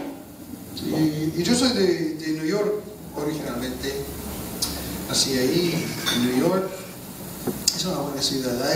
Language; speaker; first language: Spanish; non-native, fluent; English